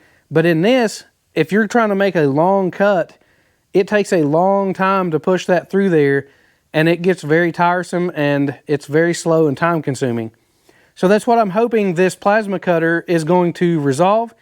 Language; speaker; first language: English; native; English